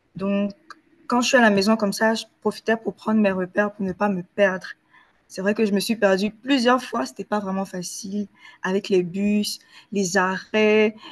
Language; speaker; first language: French; native; French